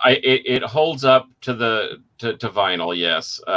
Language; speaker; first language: English; native; English